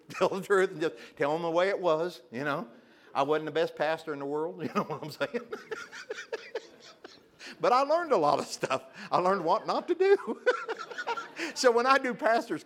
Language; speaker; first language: English; native; English